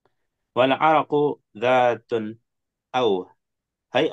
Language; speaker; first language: Arabic; non-native, fluent; Indonesian